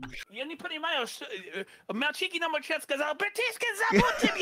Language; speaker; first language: Russian; non-native, learner; English